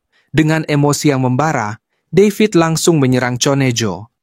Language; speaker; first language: Indonesian; native; Indonesian